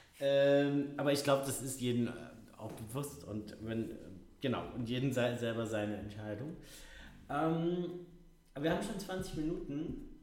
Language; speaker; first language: German; native; German